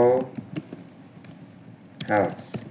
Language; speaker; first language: English; non-native, learner; Korean